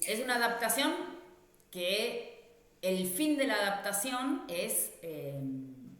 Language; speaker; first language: Spanish; native; Spanish